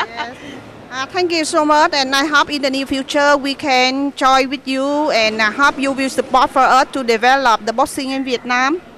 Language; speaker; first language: English; non-native, learner; Vietnamese